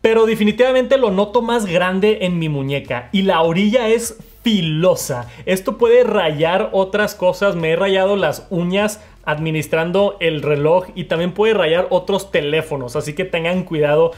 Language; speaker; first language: Spanish; native; Spanish